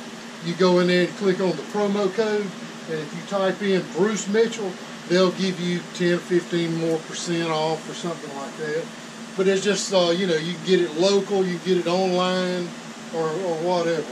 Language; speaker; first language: English; native; English